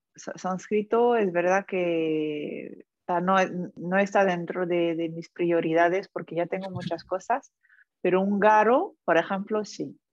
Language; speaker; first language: Spanish; non-native, fluent; French